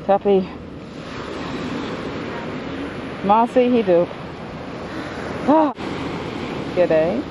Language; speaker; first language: Indonesian; non-native, learner; English